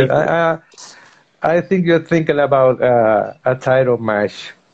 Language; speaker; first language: English; non-native, fluent; Spanish